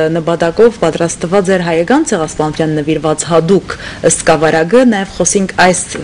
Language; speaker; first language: Armenian; native; Armenian